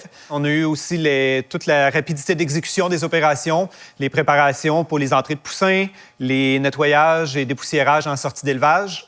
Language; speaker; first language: French; native; French